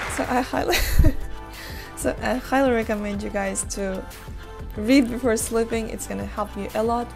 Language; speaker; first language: English; non-native, fluent; Uzbek